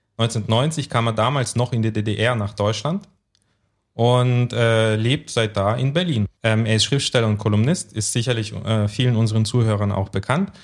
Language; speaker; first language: German; early bilingual, other home language; Russian